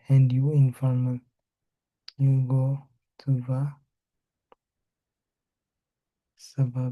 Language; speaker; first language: French; non-native, learner; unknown